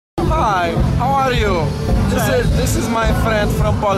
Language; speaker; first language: English; non-native, learner; Polish